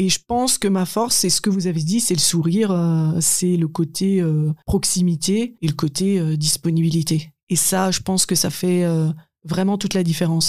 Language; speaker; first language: French; native; French